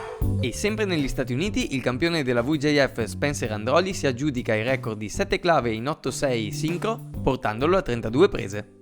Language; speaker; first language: Italian; native; Italian